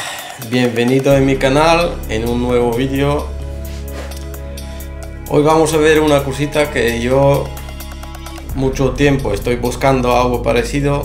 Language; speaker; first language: Spanish; non-native, fluent; Bulgarian